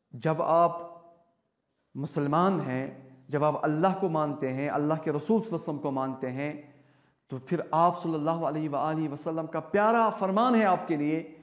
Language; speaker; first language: Hindi; non-native, local second language; Kashmiri